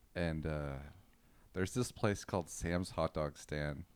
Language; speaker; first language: English; native; English